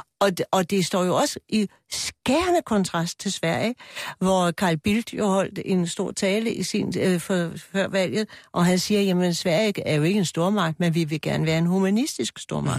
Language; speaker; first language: Danish; native; Danish